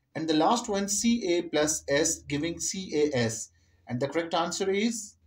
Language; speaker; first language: English; non-native, local second language; Urdu